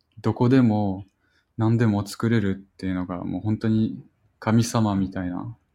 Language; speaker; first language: Japanese; non-native, fluent; French